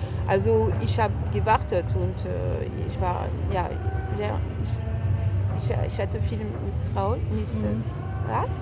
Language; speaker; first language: German; non-native, fluent; French